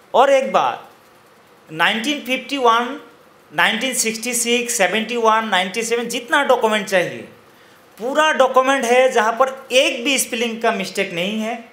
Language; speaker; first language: Hindi; non-native, local second language; Bangla